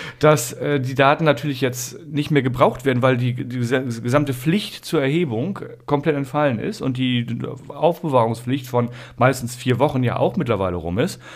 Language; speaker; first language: German; native; German